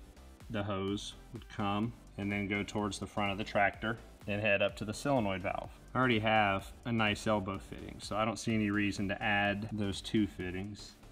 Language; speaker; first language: English; native; English